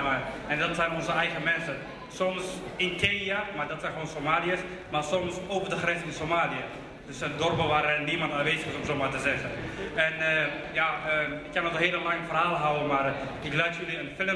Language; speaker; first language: Dutch; early bilingual, other home language; Somali